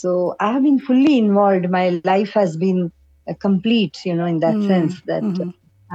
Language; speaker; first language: English; non-native, local second language; Kannada